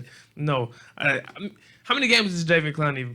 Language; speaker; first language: English; native; English